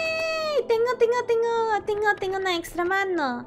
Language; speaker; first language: Spanish; non-native, learner; English